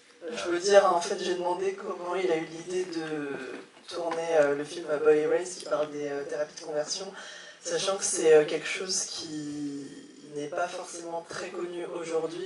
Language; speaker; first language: French; native; French